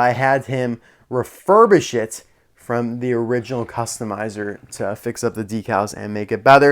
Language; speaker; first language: English; native; English